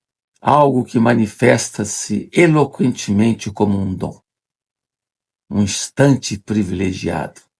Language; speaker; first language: Portuguese; native; Portuguese